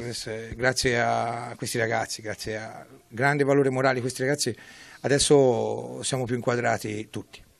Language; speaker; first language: Italian; native; Italian